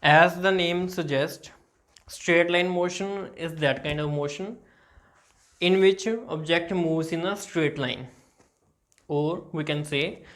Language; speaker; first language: English; non-native, local second language; Punjabi